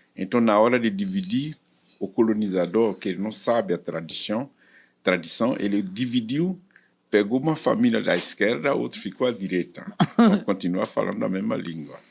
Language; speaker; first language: Portuguese; non-native, fluent; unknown